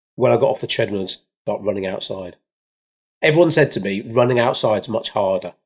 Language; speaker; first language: English; early bilingual, other home language; Hindi